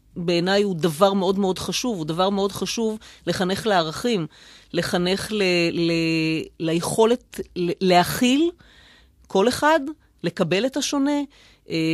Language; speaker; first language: Hebrew; native; Hebrew